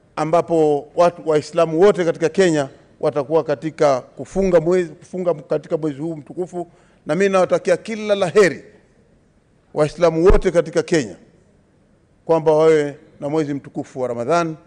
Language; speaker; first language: Swahili; native; Swahili